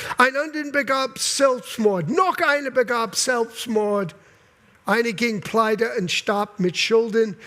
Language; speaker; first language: German; non-native, fluent; English